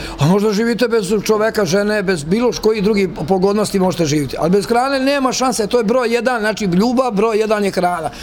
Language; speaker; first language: Serbian; native; Serbian